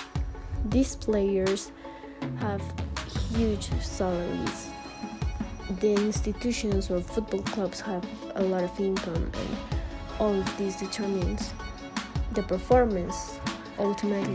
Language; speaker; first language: English; non-native, fluent; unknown